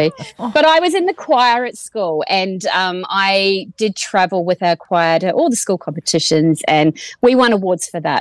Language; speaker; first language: English; native; English